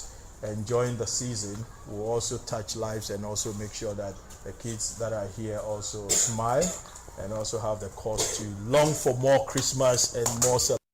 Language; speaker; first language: English; native; English